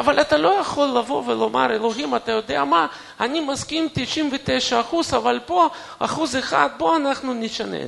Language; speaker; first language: Hebrew; non-native, fluent; Russian